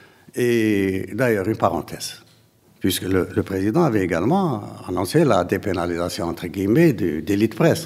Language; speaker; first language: French; non-native, local second language; Arabic